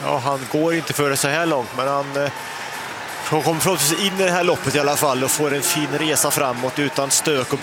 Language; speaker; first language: Swedish; native; Swedish